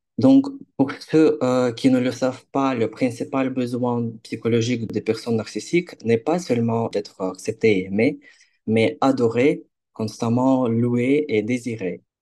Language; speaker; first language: French; non-native, fluent; Ukrainian